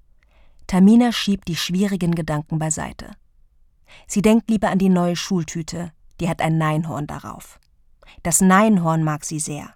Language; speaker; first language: German; native; German